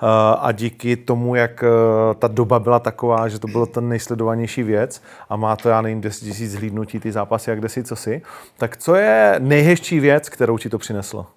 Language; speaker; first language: Czech; native; Czech